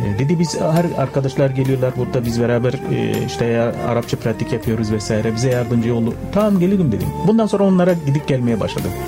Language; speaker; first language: Turkish; non-native, fluent; Arabic